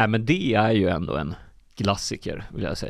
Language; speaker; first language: Swedish; native; Swedish